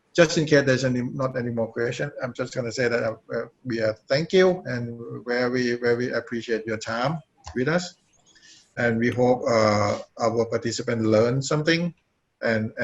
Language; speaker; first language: English; non-native, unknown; Thai